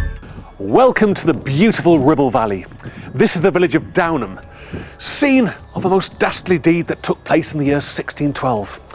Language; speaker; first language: English; native; English